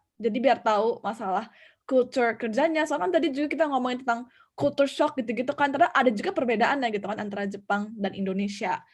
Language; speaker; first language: Indonesian; native; Indonesian